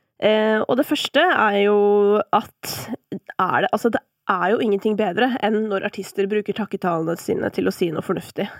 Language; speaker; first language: Norwegian; native; Norwegian